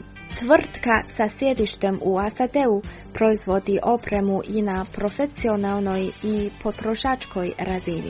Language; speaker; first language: Croatian; native; Croatian